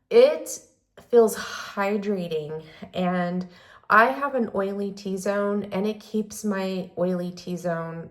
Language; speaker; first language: English; native; English